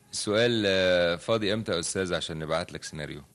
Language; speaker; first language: Arabic; native; Arabic